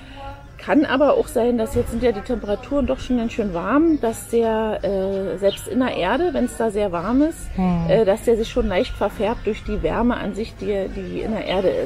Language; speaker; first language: German; native; German